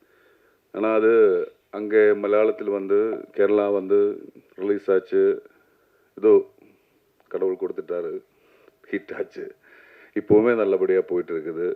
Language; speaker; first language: Tamil; non-native, learner; Malayalam